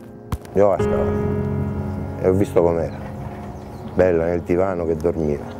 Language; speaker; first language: Italian; native; Italian